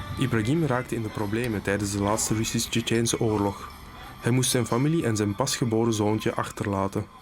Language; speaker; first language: Dutch; native; Dutch